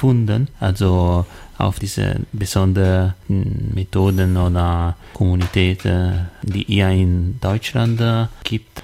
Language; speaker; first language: German; non-native, learner; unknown